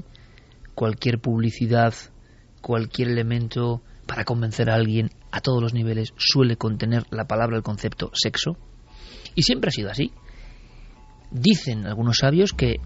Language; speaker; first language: Spanish; native; Spanish